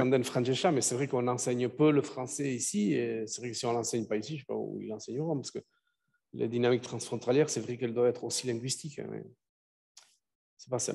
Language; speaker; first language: French; native; French